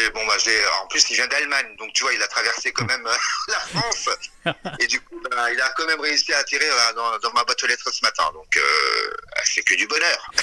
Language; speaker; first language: French; native; French